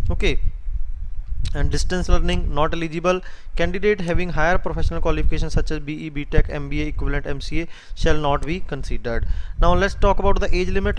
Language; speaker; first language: English; non-native, local second language; Hindi